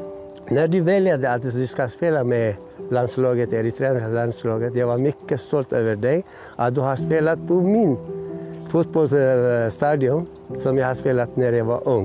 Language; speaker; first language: Swedish; non-native, learner; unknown